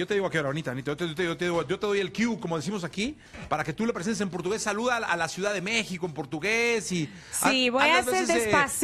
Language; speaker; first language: Spanish; native; Spanish